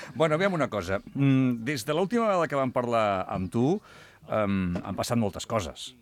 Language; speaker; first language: Catalan; native; Catalan